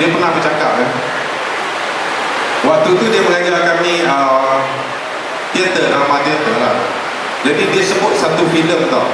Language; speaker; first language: Malay; native; Malay